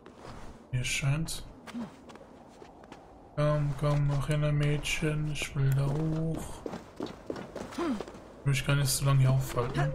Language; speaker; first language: German; native; German